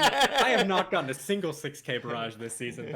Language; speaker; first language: English; native; English